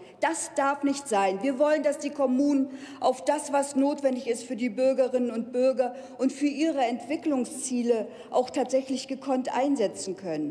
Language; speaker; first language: German; native; German